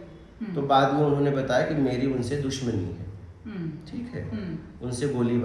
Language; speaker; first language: Hindi; native; Hindi